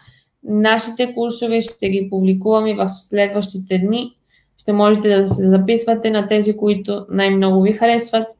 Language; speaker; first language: Bulgarian; non-native, fluent; Spanish